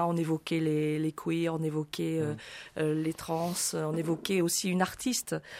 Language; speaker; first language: French; native; French